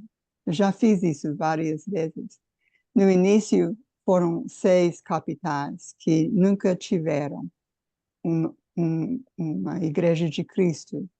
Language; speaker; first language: Portuguese; non-native, fluent; English